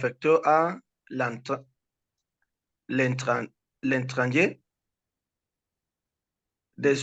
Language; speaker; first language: French; non-native, learner; Spanish